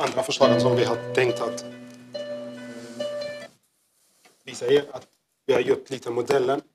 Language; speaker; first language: Swedish; non-native, learner; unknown